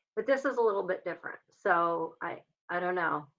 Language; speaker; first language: English; native; English